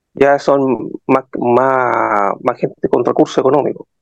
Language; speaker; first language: Spanish; native; Spanish